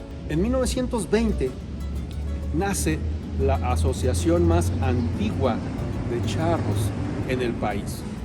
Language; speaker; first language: Spanish; native; Spanish